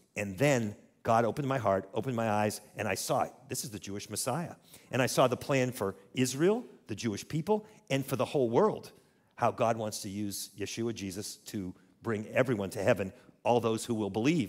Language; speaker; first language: English; native; English